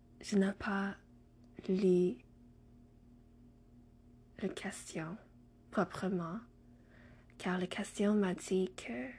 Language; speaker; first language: French; non-native, learner; English